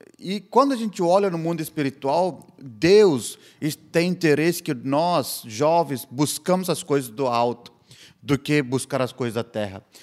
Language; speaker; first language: Portuguese; non-native, fluent; Hindi